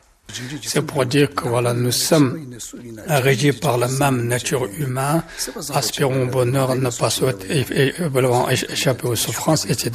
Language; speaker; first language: French; non-native, fluent; Tibetan